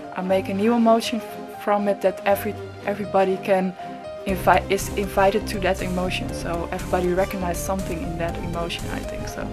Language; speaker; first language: English; non-native, fluent; Dutch